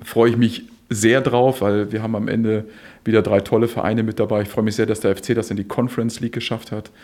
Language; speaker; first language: German; native; German